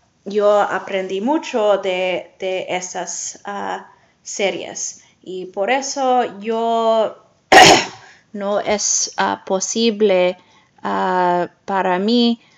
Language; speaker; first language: Spanish; non-native, learner; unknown